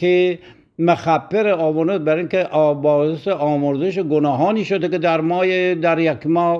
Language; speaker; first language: Persian; native; Persian